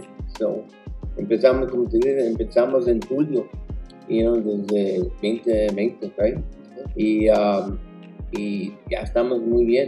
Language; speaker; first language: Spanish; early bilingual, heritage; Spanish